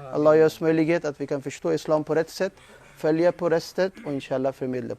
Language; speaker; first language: Swedish; non-native, fluent; Urdu